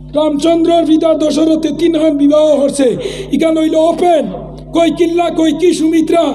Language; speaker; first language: Bangla; native; Bangla